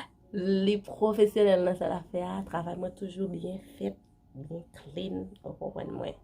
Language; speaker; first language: French; non-native, learner; Haitian Creole